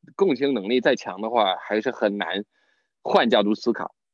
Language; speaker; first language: Chinese; non-native, fluent; English